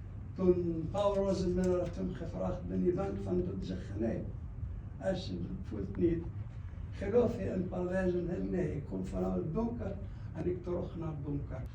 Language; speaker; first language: Dutch; non-native, fluent; Arabic